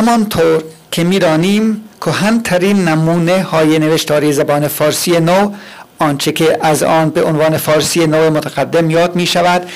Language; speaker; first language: Persian; non-native, fluent; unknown